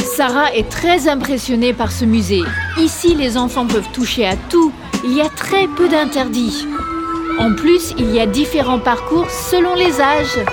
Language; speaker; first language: French; native; French